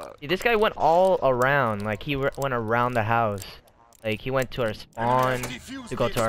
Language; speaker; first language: English; native; English